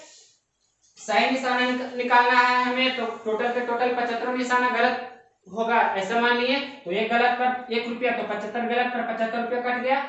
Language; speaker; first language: Hindi; native; Hindi